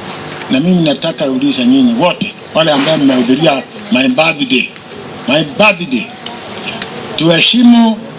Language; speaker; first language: Swahili; non-native, local second language; Meru